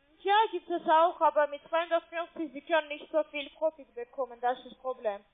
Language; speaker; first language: German; non-native, learner; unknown